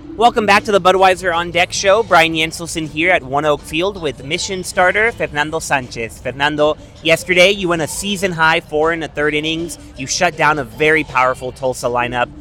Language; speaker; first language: English; native; English